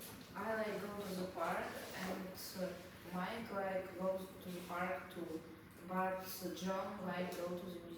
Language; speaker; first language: English; non-native, learner; Russian